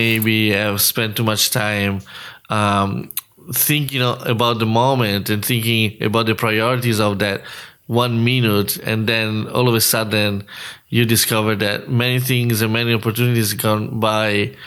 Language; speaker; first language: English; non-native, fluent; Italian